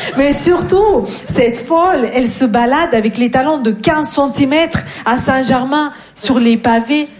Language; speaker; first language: French; non-native, fluent; Russian